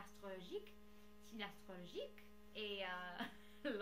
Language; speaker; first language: French; non-native, learner; English